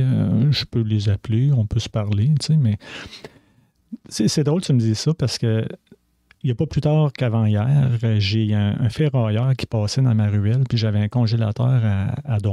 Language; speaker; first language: French; native; French